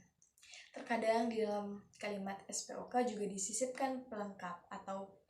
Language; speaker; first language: Indonesian; native; Indonesian